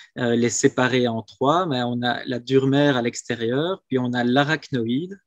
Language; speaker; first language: French; native; French